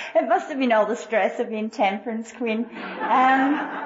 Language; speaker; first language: English; native; English